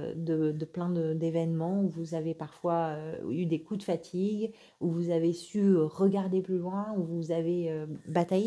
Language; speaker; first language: French; native; French